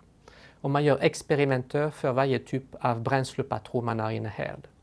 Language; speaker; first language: Swedish; non-native, fluent; French